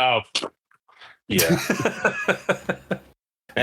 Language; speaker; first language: English; native; English